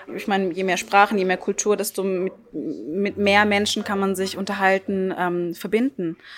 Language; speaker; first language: German; early bilingual, other home language; Turkish